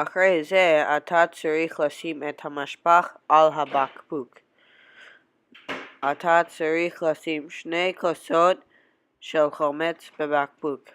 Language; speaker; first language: Hebrew; non-native, learner; English